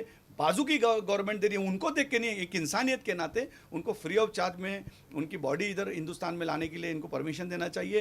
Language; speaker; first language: Hindi; native; Hindi